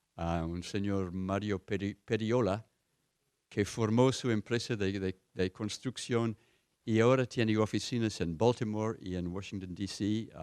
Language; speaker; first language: Spanish; non-native, fluent; English